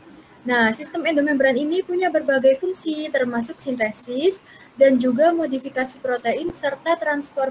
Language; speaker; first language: Indonesian; native; Indonesian